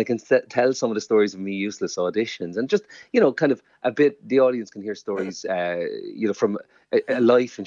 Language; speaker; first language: English; native; English